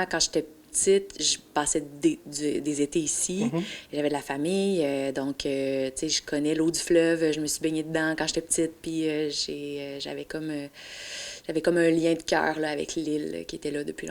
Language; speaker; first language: French; native; French